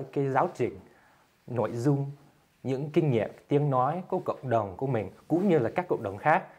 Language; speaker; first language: Vietnamese; early bilingual, heritage; Vietnamese